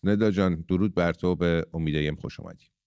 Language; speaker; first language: Persian; native; Persian